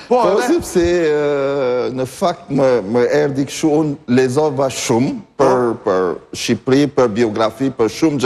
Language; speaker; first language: Albanian; non-native, learner; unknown